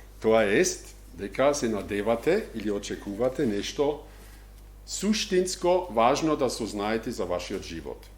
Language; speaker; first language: Macedonian; non-native, fluent; German